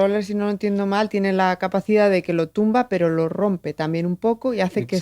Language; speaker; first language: Spanish; native; Spanish